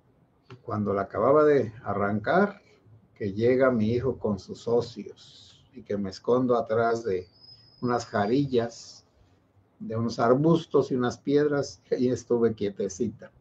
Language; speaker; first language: Spanish; native; Spanish